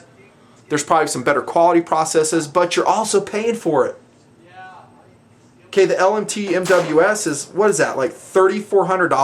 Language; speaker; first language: English; native; English